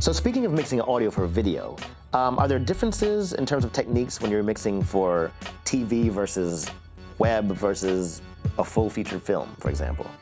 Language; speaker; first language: English; native; English